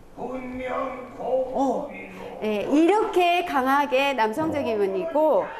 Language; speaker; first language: Korean; native; Korean